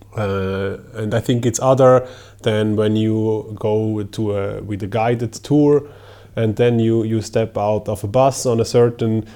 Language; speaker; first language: English; non-native, fluent; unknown